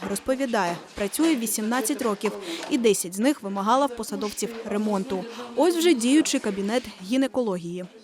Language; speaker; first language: Ukrainian; native; Ukrainian